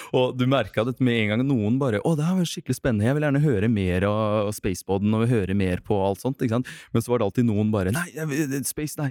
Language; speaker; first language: Norwegian; non-native, fluent; Russian